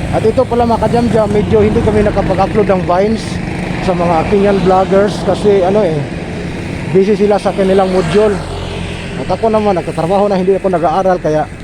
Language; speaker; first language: Filipino; non-native, local second language; Cebuano